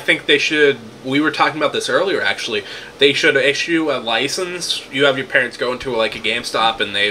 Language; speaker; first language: English; native; English